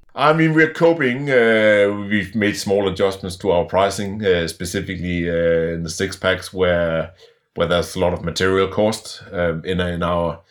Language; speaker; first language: English; non-native, fluent; Danish